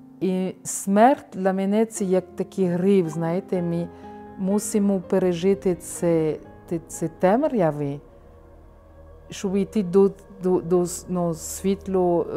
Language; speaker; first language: Ukrainian; non-native, fluent; French